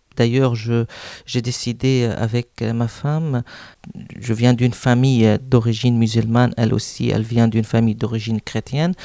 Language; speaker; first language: French; non-native, local second language; Arabic